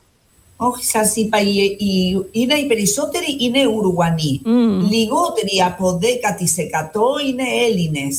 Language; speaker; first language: Greek; non-native, fluent; Spanish